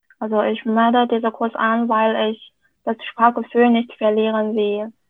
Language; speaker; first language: German; non-native, fluent; Chinese